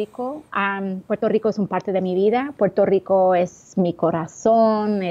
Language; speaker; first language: Spanish; early bilingual, heritage; Spanish